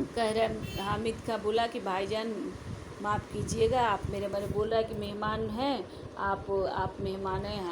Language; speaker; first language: Hindi; native; Hindi